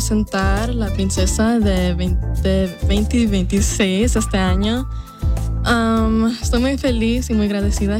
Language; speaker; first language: Spanish; early bilingual, heritage; Spanish